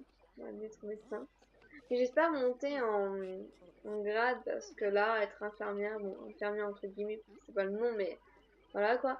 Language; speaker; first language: French; native; French